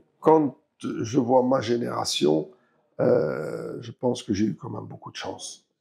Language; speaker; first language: French; early bilingual, other home language; Arabic